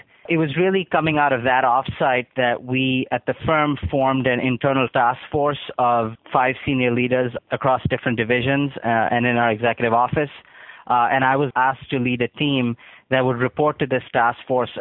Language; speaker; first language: English; non-native, local second language; Urdu